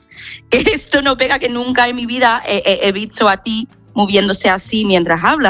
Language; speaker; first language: Spanish; non-native, fluent; English